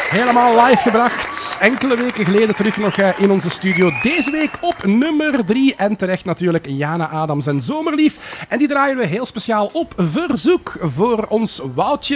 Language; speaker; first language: Dutch; native; Dutch